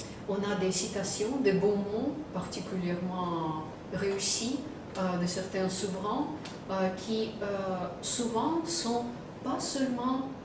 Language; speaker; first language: French; non-native, fluent; Russian